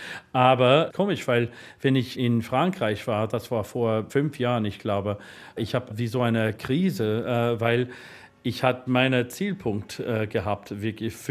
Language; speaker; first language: German; non-native, learner; English